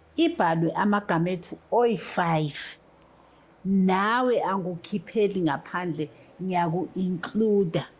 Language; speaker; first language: Zulu; native; Zulu